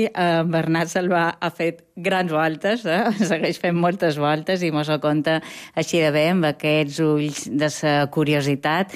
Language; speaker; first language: Catalan; native; Catalan